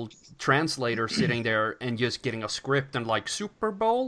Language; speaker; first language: English; non-native, fluent; Swedish